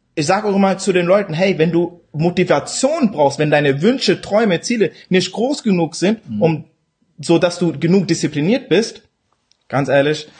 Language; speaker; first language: German; early bilingual, other home language; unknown